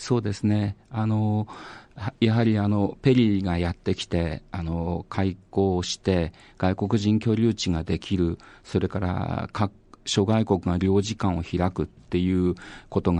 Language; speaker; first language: Japanese; native; Japanese